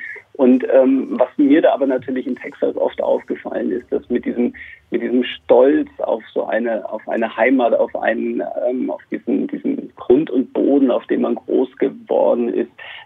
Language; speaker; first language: German; native; German